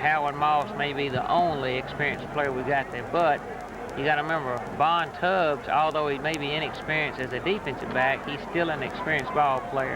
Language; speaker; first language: English; native; English